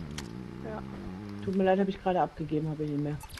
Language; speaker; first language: German; native; German